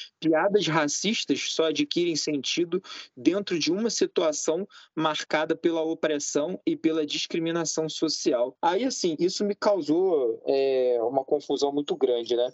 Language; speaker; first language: Portuguese; native; Portuguese